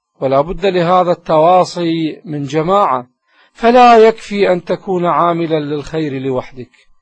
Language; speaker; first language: Arabic; native; Arabic